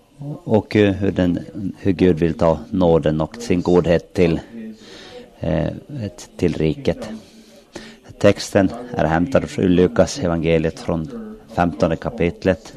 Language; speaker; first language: Swedish; non-native, local second language; Finnish